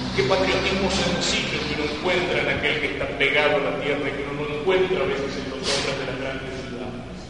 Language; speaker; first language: Spanish; native; Spanish